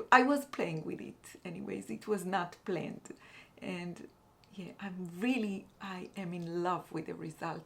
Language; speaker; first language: English; non-native, fluent; Hebrew